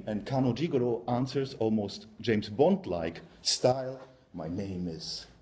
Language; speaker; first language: English; non-native, fluent; German